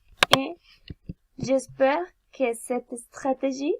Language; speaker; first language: French; non-native, learner; Spanish